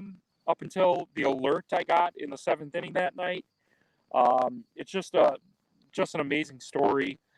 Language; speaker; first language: English; native; English